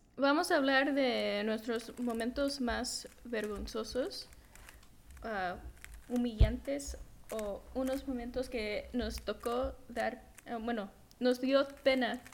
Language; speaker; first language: Spanish; early bilingual, heritage; Spanish